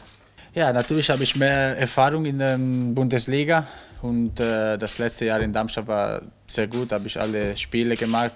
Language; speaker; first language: German; non-native, learner; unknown